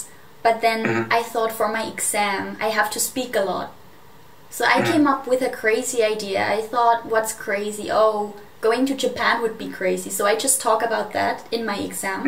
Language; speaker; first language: English; non-native, fluent; German